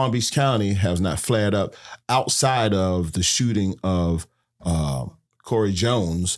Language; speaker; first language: English; native; English